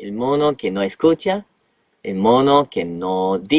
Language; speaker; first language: Spanish; non-native, fluent; Japanese